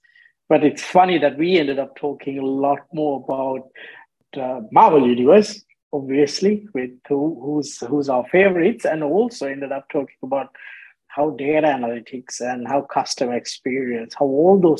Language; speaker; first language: English; non-native, local second language; Sinhala